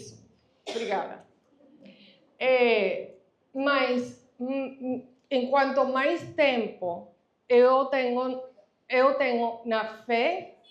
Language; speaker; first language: Portuguese; non-native, fluent; Spanish